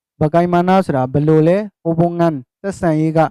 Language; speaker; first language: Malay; non-native, fluent; Burmese